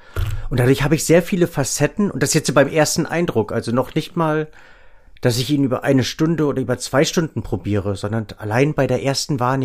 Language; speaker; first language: German; native; German